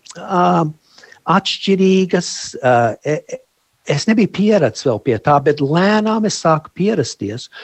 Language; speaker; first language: Latvian; early bilingual, heritage; Latvian